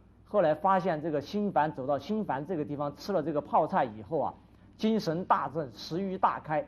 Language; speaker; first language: Chinese; native; Chinese